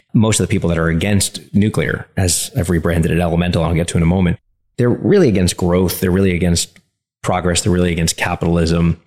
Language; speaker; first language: English; native; English